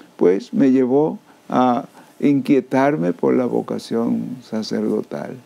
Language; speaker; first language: Spanish; native; Spanish